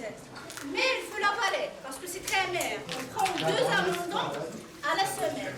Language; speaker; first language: French; non-native, local second language; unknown